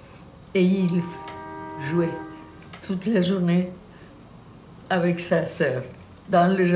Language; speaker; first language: French; non-native, fluent; Spanish